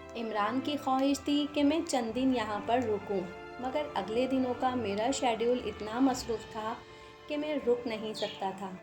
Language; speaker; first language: Urdu; non-native, local second language; Pahari-Potwari